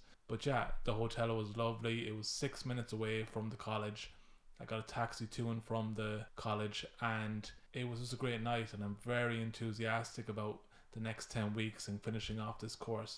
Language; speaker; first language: English; native; English